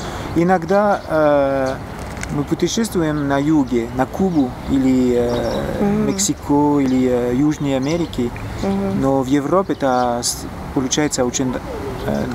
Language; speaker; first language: Russian; non-native, fluent; French